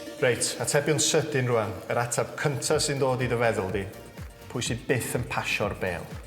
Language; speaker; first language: Welsh; native; Welsh